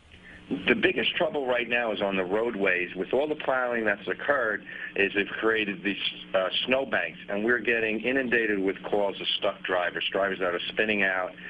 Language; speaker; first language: English; native; English